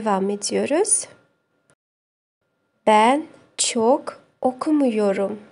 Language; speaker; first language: Turkish; non-native, fluent; Kazakh